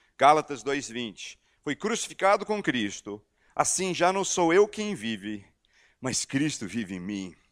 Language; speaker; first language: Portuguese; non-native, fluent; English